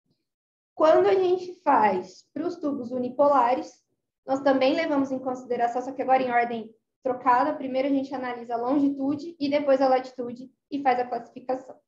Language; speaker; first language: Portuguese; native; Portuguese